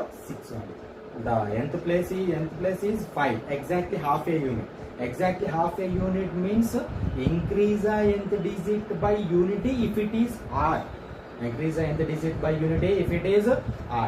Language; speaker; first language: English; non-native, local second language; Telugu